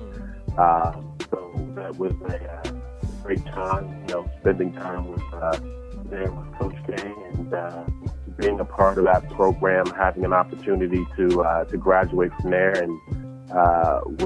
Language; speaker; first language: English; native; English